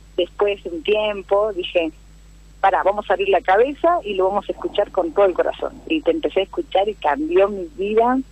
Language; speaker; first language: Spanish; native; Spanish